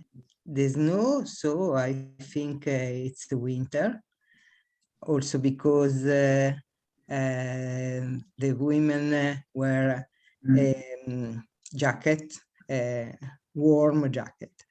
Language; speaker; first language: English; non-native, learner; Italian